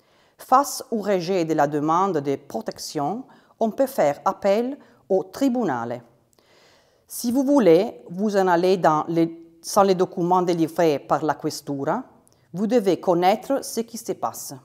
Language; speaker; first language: French; non-native, fluent; Italian